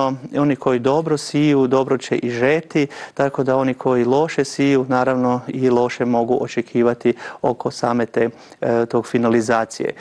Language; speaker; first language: Croatian; native; Croatian